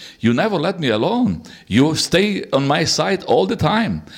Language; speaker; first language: English; non-native, learner; Portuguese